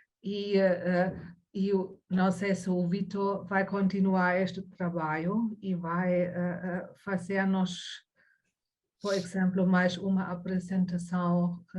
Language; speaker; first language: Portuguese; non-native, fluent; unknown